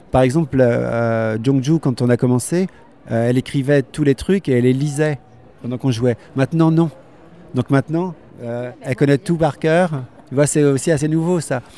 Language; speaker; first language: French; native; French